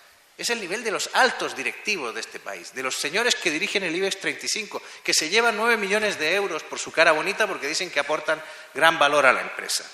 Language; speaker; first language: Spanish; native; Spanish